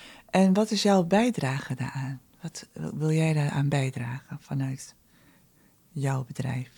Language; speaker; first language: Dutch; native; Dutch